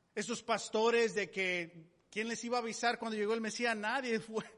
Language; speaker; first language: Spanish; native; Spanish